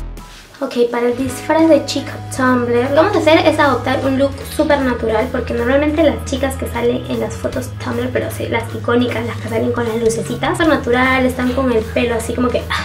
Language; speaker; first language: Spanish; native; Spanish